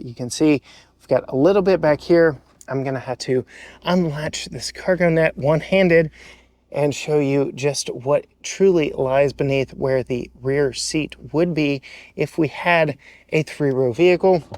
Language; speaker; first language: English; native; English